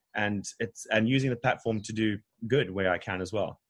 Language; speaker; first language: English; native; English